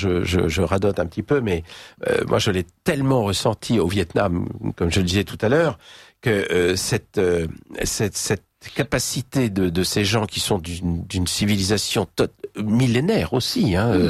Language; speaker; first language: French; native; French